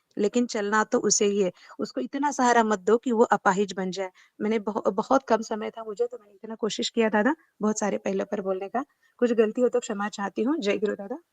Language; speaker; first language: Hindi; non-native, local second language; Marathi